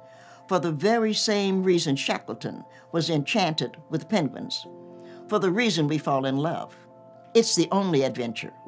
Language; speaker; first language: English; native; English